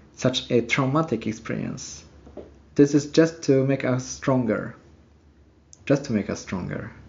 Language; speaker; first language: English; non-native, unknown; Polish